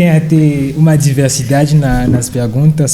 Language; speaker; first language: Portuguese; non-native, fluent; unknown